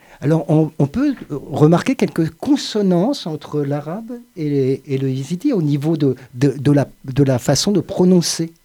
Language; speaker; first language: French; native; French